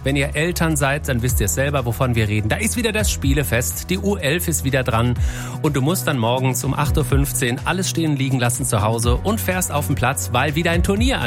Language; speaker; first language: German; native; German